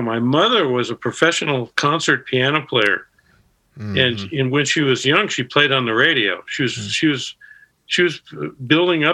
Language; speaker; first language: English; native; English